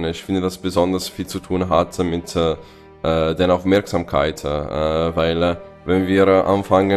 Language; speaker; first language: German; non-native, fluent; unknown